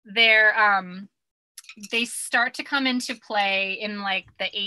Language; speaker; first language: English; native; English